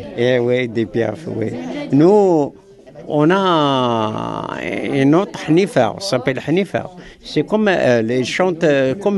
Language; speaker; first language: French; non-native, learner; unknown